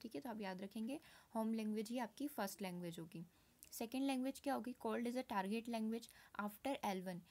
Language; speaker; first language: Hindi; native; Hindi